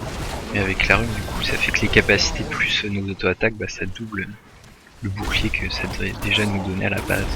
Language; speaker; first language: French; native; French